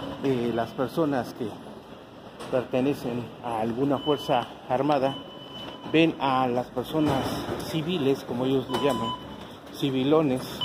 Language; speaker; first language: Spanish; native; Spanish